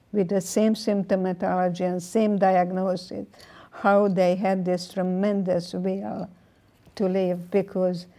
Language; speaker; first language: English; non-native, fluent; Hungarian